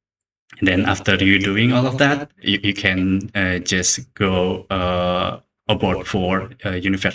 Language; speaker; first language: English; non-native, learner; Indonesian